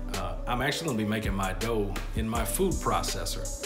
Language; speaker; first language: English; native; English